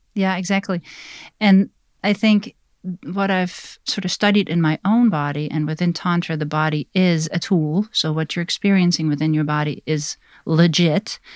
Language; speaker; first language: English; non-native, fluent; Dutch